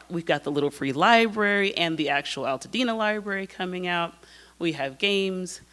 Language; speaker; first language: English; native; English